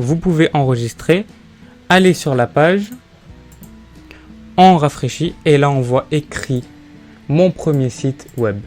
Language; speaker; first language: French; native; French